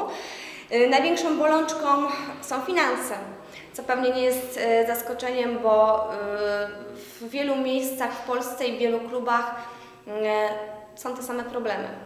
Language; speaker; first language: Polish; native; Polish